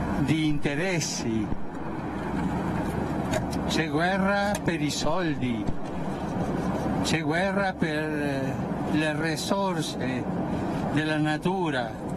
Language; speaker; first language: Italian; non-native, fluent; Spanish